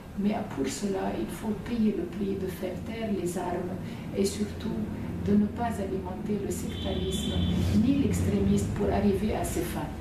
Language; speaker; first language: French; non-native, local second language; Arabic